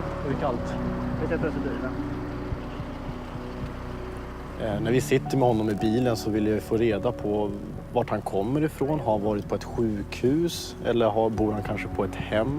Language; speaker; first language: Swedish; native; Swedish